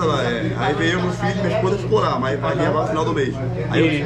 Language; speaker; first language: Portuguese; native; Portuguese